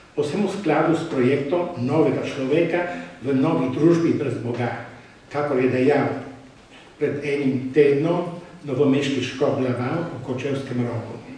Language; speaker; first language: Slovenian; native; Slovenian